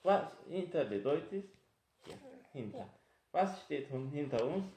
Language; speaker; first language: German; non-native, fluent; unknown